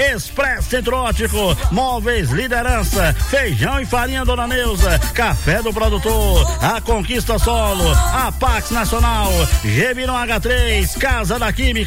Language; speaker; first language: Portuguese; native; Portuguese